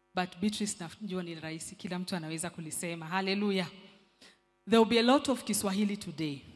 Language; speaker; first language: English; non-native, local second language; Swahili